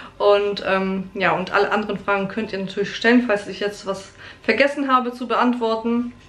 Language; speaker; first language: German; early bilingual, other home language; Polish